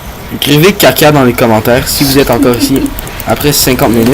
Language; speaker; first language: French; native; French